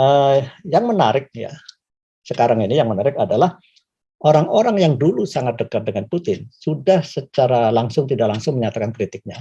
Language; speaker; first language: Indonesian; native; Indonesian